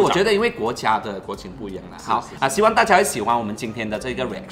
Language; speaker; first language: Chinese; native; Chinese